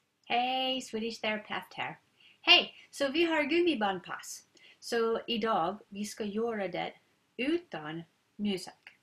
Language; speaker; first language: Swedish; non-native, learner; English